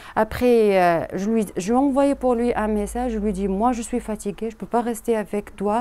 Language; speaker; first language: French; non-native, learner; Arabic